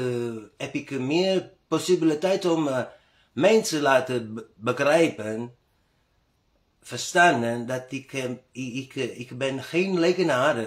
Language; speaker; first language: Dutch; non-native, learner; Italian